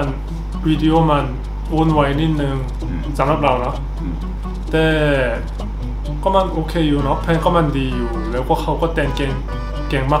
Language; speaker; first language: Thai; native; Thai